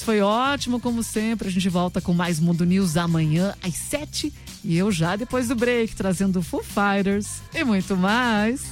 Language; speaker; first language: Portuguese; native; Portuguese